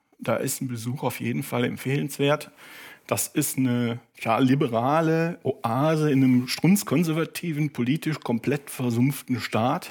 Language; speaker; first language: German; native; German